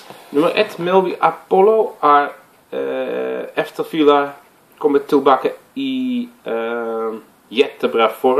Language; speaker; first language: Swedish; non-native, learner; Dutch